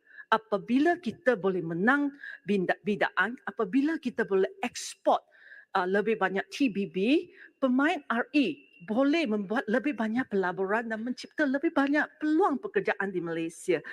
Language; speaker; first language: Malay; non-native, local second language; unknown